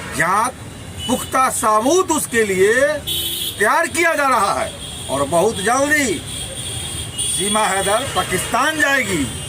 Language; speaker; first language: Hindi; native; Hindi